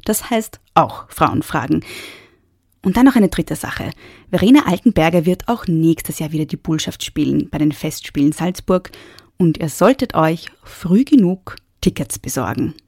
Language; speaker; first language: German; native; German